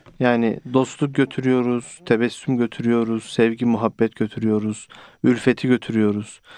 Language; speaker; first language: Turkish; native; Turkish